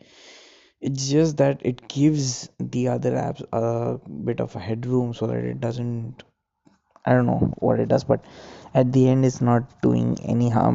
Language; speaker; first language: English; non-native, local second language; Marathi